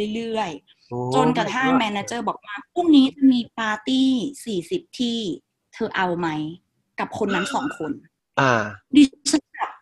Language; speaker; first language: Thai; non-native, local second language; Northeastern Thai